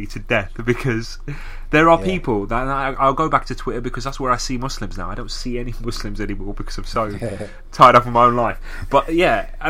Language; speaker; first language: English; native; English